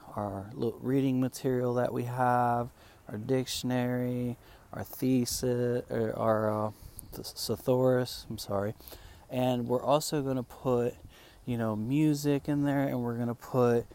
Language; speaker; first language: English; non-native, fluent; Spanish